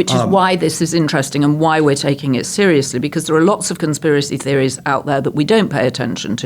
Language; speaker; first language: English; native; English